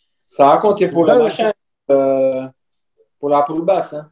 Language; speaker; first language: French; native; French